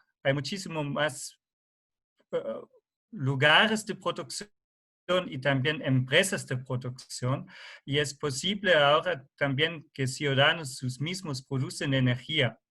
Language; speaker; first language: Spanish; non-native, fluent; German